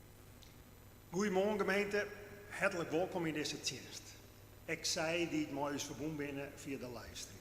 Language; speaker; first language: Dutch; non-native, local second language; Western Frisian